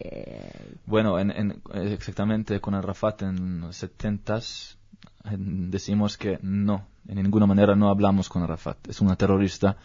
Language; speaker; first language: Spanish; non-native, learner; Hebrew